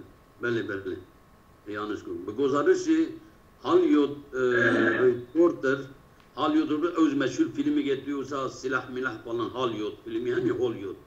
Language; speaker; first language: Turkish; non-native, local second language; Kurdish